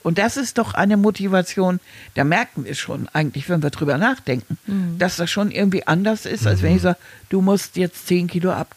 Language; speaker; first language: German; native; German